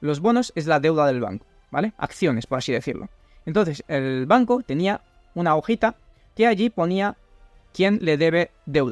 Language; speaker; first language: Spanish; native; Spanish